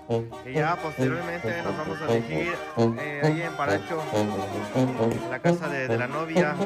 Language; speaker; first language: Spanish; native; Spanish